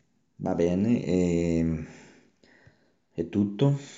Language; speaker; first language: Italian; non-native, learner; Spanish